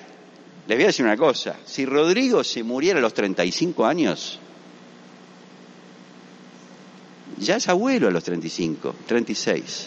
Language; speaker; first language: Spanish; native; Spanish